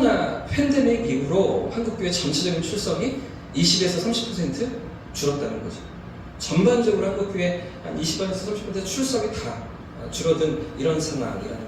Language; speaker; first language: Korean; native; Korean